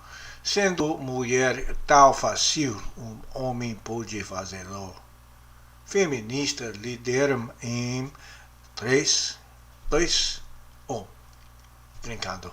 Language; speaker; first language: Portuguese; non-native, learner; English